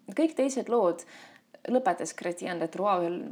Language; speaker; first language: Estonian; non-native, local second language; Russian